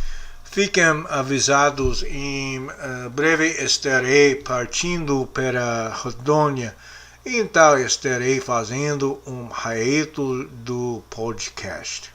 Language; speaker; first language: Portuguese; non-native, learner; English